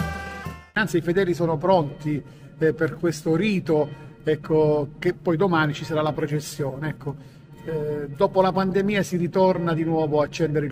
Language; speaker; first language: Italian; native; Italian